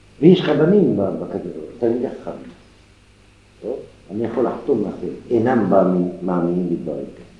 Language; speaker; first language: Hebrew; non-native, fluent; French